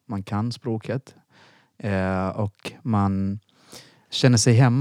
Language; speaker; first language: Swedish; non-native, fluent; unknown